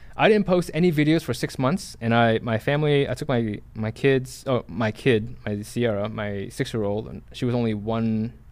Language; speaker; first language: English; native; English